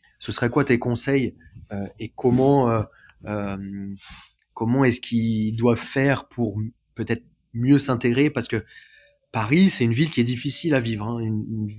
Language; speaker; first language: French; native; French